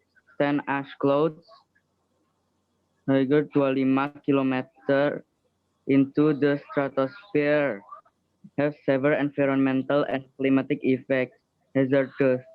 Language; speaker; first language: English; non-native, learner; Indonesian